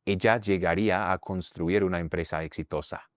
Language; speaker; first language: Spanish; non-native, fluent; English